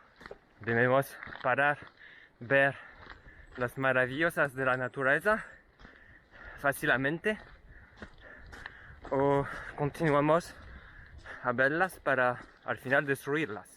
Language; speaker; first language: Spanish; non-native, learner; French